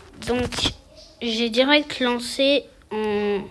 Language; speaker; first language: French; native; French